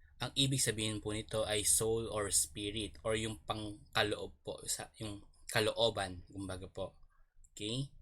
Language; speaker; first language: Filipino; native; Filipino